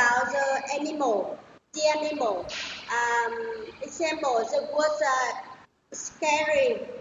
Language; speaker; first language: English; non-native, learner; Vietnamese